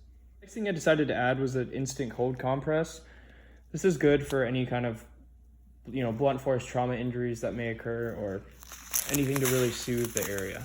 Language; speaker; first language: English; native; English